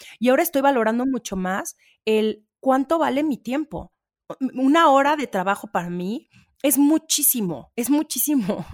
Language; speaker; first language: Spanish; native; Spanish